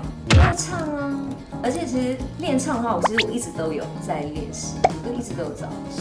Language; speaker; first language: Chinese; native; Chinese